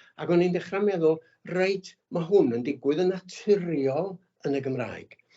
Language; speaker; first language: Welsh; native; Welsh